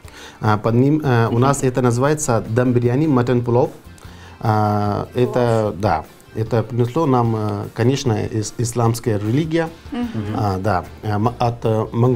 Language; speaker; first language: Russian; non-native, fluent; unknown